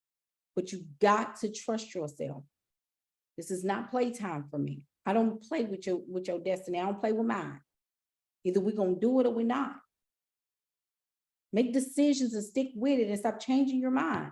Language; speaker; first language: English; native; English